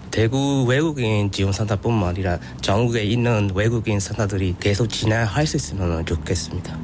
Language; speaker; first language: Korean; non-native, fluent; Burmese